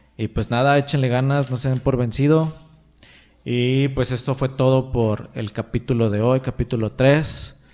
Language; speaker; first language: Spanish; native; Spanish